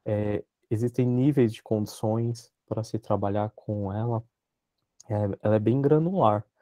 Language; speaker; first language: Portuguese; native; Portuguese